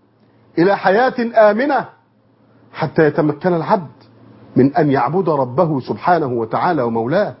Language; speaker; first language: Arabic; native; Arabic